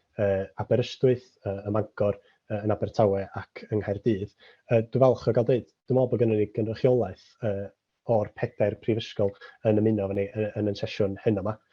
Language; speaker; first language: Welsh; native; Welsh